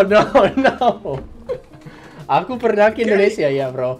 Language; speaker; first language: Indonesian; non-native, fluent; English